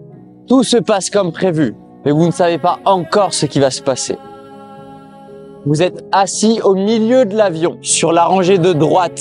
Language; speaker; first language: French; native; French